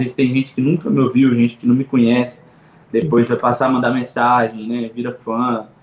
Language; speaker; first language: Portuguese; native; Portuguese